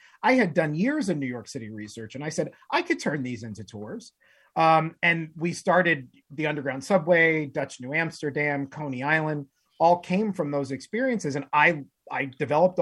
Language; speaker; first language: English; native; English